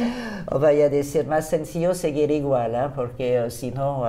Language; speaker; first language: Spanish; non-native, fluent; French